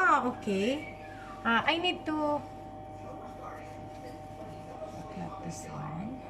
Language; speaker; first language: English; non-native, learner; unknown